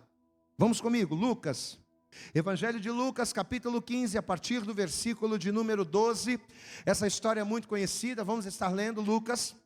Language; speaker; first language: Portuguese; native; Portuguese